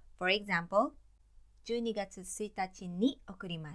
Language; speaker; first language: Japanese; non-native, fluent; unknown